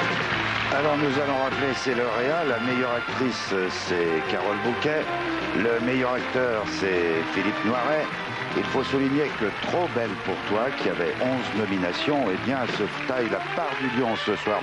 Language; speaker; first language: French; native; French